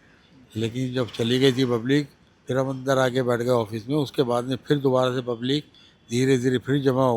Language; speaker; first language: Hindi; native; Hindi